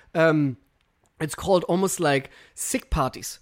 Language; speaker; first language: English; non-native, fluent; German